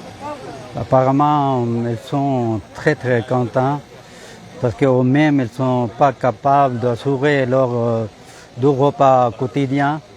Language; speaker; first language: French; non-native, fluent; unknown